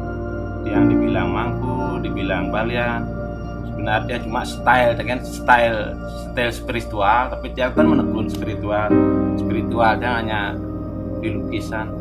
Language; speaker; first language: Indonesian; non-native, local second language; Balinese